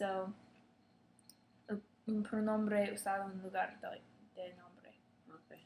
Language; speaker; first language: Spanish; non-native, learner; English